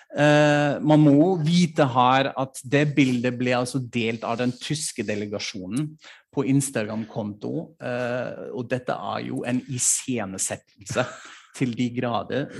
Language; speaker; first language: Norwegian; non-native, fluent; German